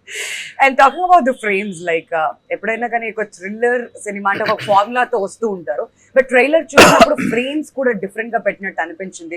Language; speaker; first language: Telugu; native; Telugu